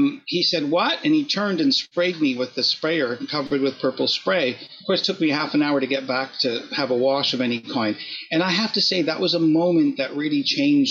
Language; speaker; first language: English; native; English